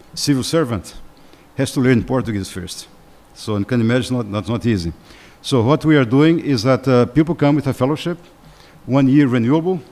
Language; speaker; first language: English; non-native, fluent; Portuguese